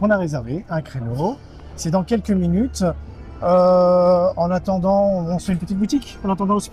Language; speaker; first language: French; native; French